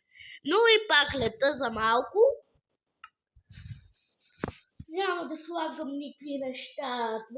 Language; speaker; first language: Bulgarian; native; Bulgarian